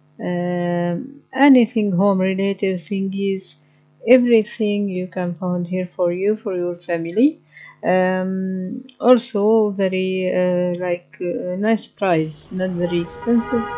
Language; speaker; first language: English; non-native, learner; Arabic